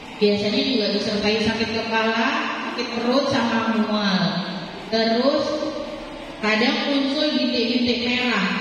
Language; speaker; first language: Indonesian; native; Indonesian